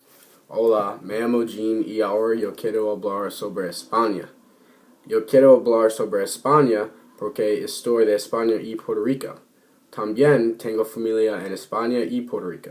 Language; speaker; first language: Spanish; non-native, learner; English